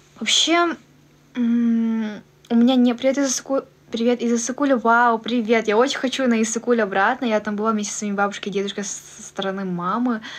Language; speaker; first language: Russian; native; Russian